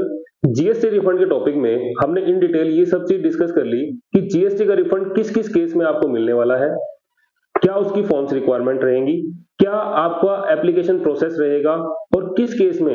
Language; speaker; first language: Hindi; native; Hindi